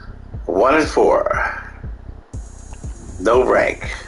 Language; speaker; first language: English; native; English